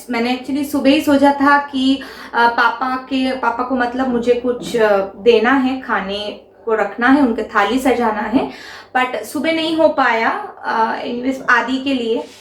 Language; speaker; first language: Hindi; non-native, local second language; Bangla